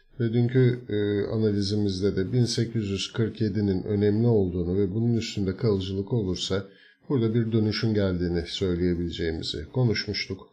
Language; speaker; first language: Turkish; native; Turkish